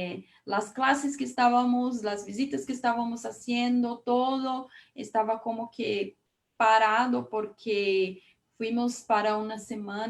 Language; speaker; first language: Spanish; non-native, fluent; Portuguese